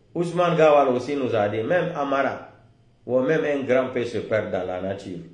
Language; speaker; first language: French; non-native, local second language; Fula